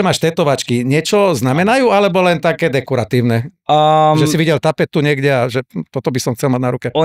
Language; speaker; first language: Slovak; native; Slovak